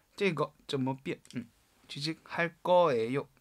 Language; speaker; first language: Korean; non-native, fluent; Chinese